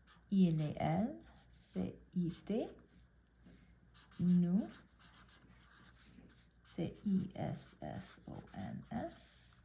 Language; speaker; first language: French; non-native, fluent; English